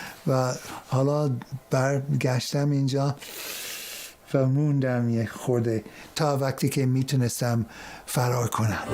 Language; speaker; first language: Persian; non-native, fluent; English